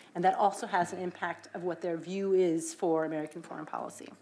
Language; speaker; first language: English; native; English